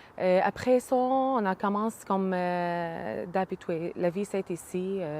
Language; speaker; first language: French; non-native, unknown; Arabic